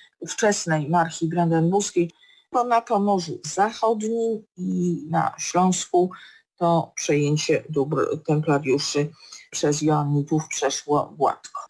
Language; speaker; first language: Polish; native; Polish